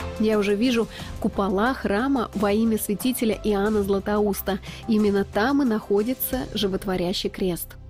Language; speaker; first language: Russian; native; Russian